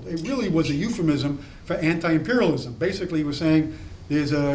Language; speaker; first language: English; native; English